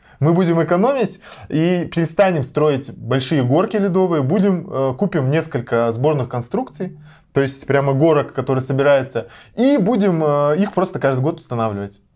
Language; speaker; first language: Russian; native; Russian